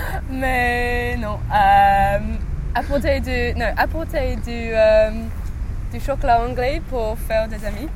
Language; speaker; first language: French; non-native, fluent; English